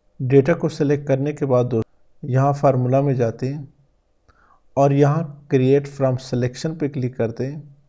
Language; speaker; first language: Urdu; native; Urdu